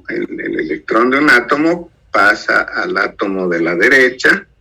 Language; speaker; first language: Spanish; native; Spanish